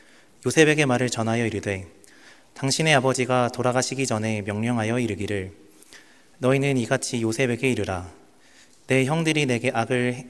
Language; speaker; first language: Korean; native; Korean